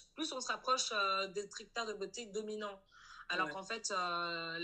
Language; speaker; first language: French; native; French